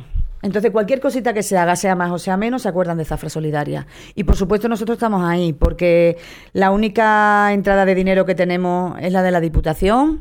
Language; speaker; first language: Spanish; native; Spanish